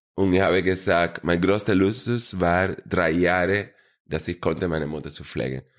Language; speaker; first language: German; non-native, fluent; Spanish